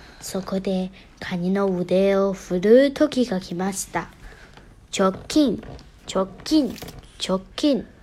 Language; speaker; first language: Japanese; non-native, learner; Chinese